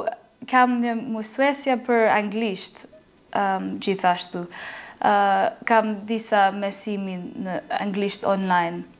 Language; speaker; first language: Albanian; non-native, learner; English